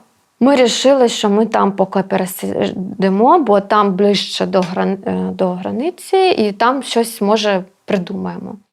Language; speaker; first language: Ukrainian; non-native, local second language; Russian